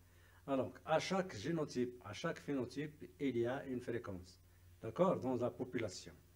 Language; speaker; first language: French; non-native, local second language; Arabic